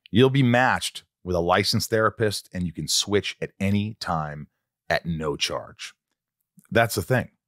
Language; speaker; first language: English; native; English